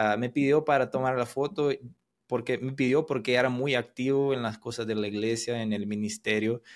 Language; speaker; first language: Spanish; non-native, fluent; Portuguese